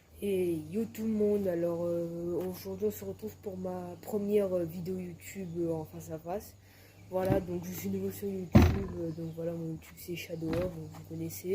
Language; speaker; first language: French; native; French